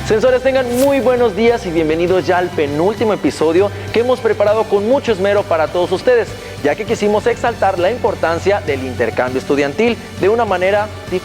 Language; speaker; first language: Spanish; native; Spanish